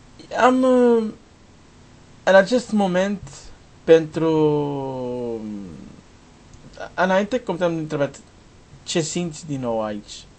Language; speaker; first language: Romanian; non-native, learner; Portuguese